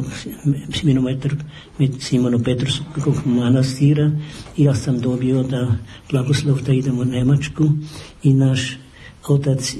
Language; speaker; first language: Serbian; non-native, fluent; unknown